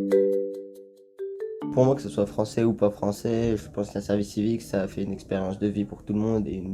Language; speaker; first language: French; native; French